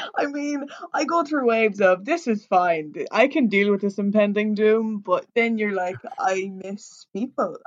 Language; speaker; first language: English; native; English